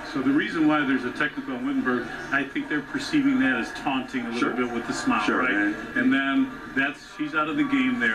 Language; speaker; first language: English; native; English